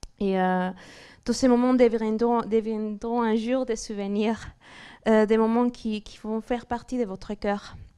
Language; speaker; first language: French; non-native, fluent; Spanish